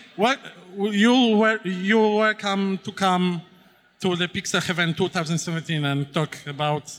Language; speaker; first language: English; non-native, fluent; Polish